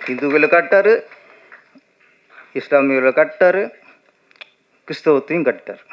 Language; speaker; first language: Tamil; native; Tamil